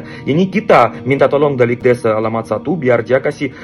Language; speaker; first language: Indonesian; non-native, fluent; Russian